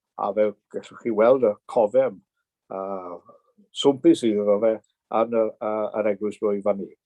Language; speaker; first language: Welsh; native; Welsh